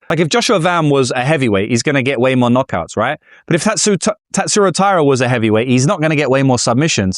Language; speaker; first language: English; native; English